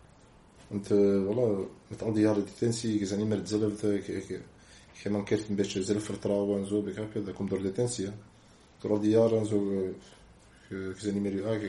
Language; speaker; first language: Dutch; non-native, local second language; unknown